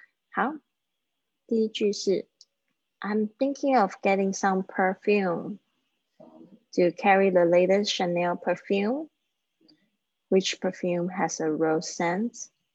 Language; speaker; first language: English; non-native, fluent; Chinese